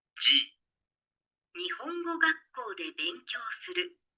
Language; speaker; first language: Japanese; non-native, learner; Bangla